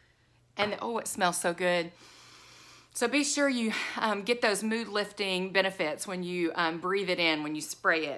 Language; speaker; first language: English; native; English